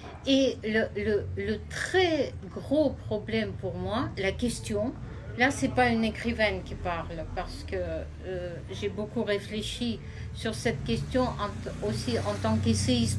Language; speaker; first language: French; non-native, fluent; Russian